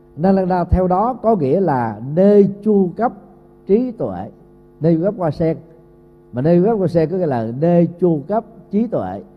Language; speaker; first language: Vietnamese; native; Vietnamese